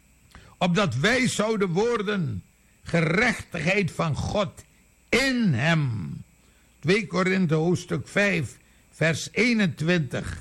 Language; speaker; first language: Dutch; native; Dutch